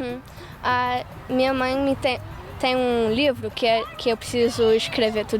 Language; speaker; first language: Portuguese; early bilingual, heritage; English